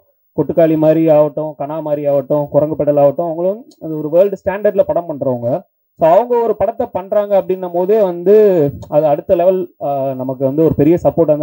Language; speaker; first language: Tamil; native; Tamil